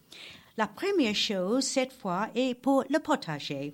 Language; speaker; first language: French; non-native, learner; English